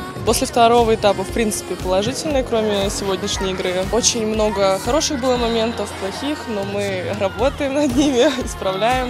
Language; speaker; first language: Russian; native; Russian